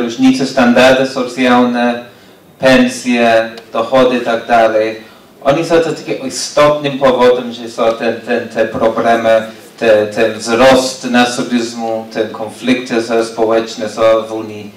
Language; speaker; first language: Polish; non-native, learner; English